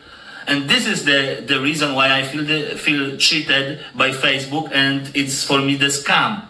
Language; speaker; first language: English; non-native, learner; Polish